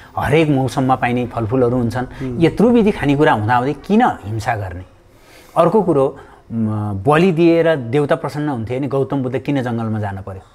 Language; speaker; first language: Nepali; native; Nepali